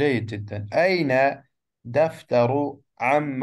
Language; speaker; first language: Arabic; non-native, fluent; Urdu